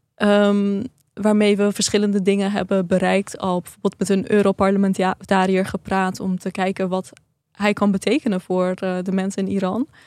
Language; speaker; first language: Dutch; early bilingual, other home language; Persian